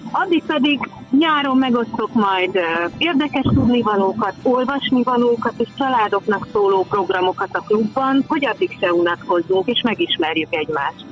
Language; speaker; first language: Hungarian; native; Hungarian